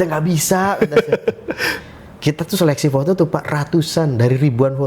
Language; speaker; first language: Indonesian; native; Indonesian